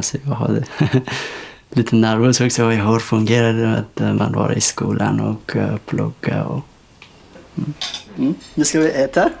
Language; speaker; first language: Swedish; non-native, learner; Persian